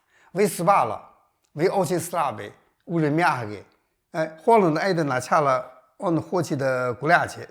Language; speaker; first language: Russian; non-native, learner; Chinese